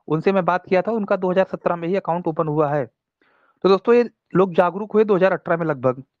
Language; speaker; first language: Hindi; non-native, local second language; Telugu